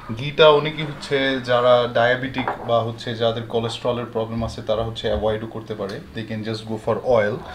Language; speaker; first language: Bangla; non-native, fluent; Kashmiri